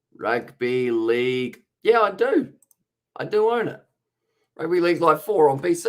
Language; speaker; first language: English; native; English